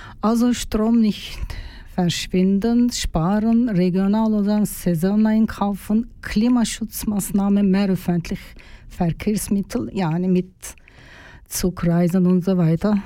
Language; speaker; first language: German; non-native, learner; Turkish